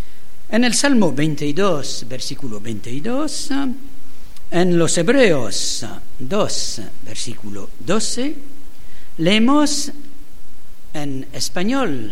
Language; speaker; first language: Spanish; non-native, learner; German